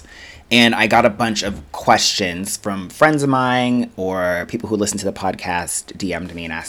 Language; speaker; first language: English; native; English